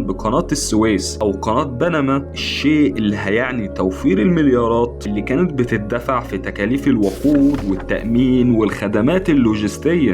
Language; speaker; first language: Arabic; native; Arabic